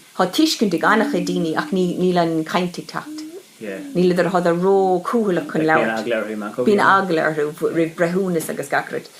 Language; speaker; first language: Irish; non-native, local second language; English